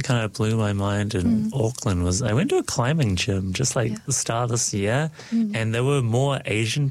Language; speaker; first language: English; non-native, local second language; Cantonese